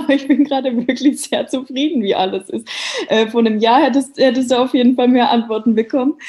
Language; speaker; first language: German; native; German